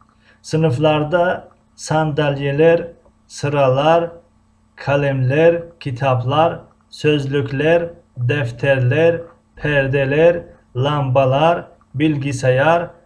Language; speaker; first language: Turkish; non-native, fluent; Tajik